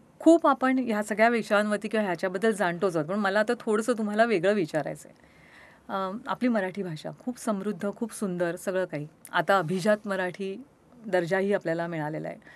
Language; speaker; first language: Marathi; native; Marathi